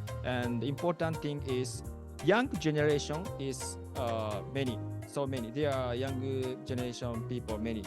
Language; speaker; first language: English; non-native, learner; Japanese